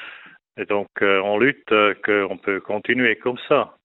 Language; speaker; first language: French; non-native, local second language; German